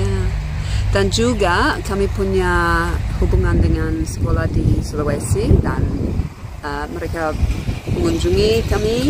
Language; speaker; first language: Indonesian; non-native, fluent; English